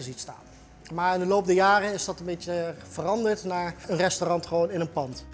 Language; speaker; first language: Dutch; native; Dutch